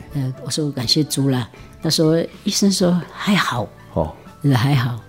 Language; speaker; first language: Min Nan Chinese; non-native, local second language; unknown